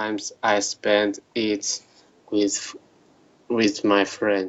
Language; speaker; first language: English; non-native, learner; Chinese